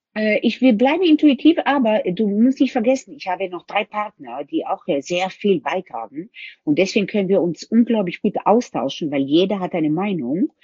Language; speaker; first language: German; non-native, fluent; Hebrew